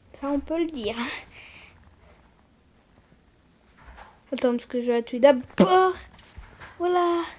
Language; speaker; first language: French; native; French